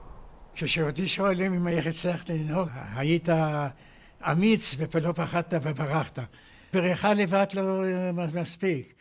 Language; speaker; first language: Hebrew; non-native, fluent; Yiddish